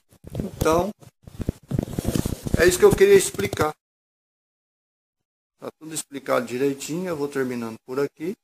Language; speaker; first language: Portuguese; native; Portuguese